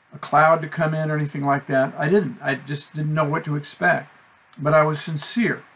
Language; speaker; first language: English; native; English